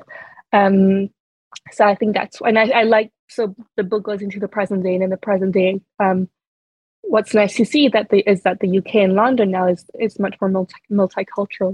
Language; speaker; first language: English; non-native, fluent; French